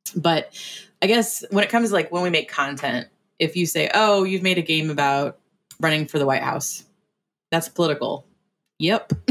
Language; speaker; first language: English; native; English